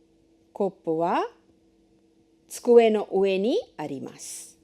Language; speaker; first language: Japanese; non-native, fluent; Hindi